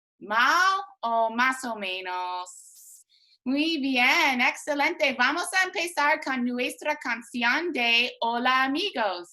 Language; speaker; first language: Spanish; non-native, fluent; English